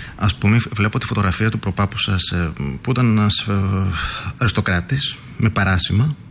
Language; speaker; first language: Greek; native; Greek